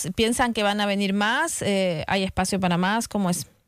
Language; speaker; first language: Spanish; native; Spanish